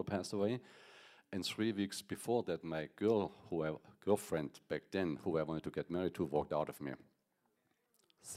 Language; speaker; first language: English; non-native, fluent; German